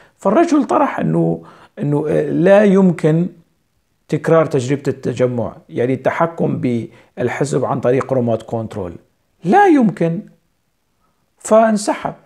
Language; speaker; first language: Arabic; non-native, local second language; Kurdish